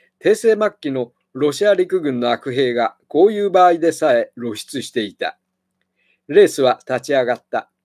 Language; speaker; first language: Japanese; native; Japanese